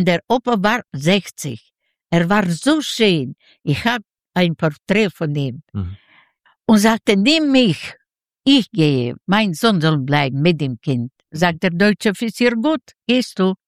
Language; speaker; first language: German; non-native, learner; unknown